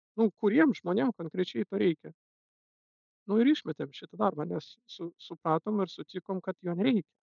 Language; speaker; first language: Lithuanian; non-native, local second language; Russian